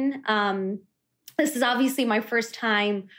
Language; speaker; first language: English; early bilingual, other home language; Kannada